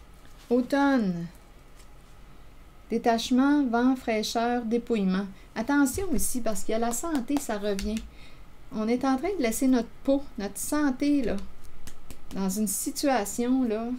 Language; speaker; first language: French; native; French